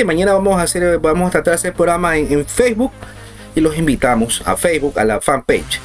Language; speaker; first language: Spanish; native; Spanish